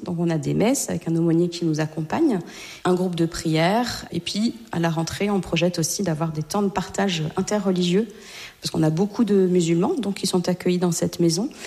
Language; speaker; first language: French; native; French